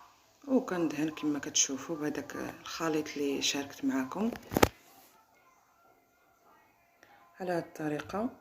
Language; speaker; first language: Arabic; native; Arabic